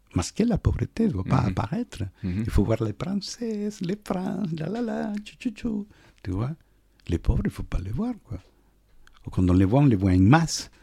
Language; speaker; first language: French; non-native, fluent; Spanish